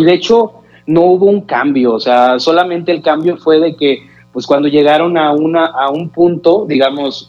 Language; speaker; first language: Spanish; native; Spanish